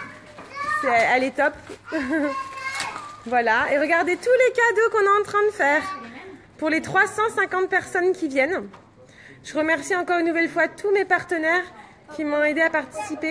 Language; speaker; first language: French; native; French